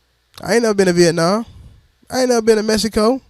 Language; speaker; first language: English; native; English